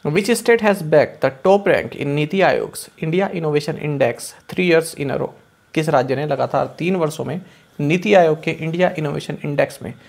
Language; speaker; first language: Hindi; native; Hindi